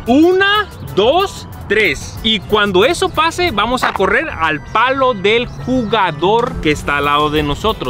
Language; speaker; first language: Spanish; native; Spanish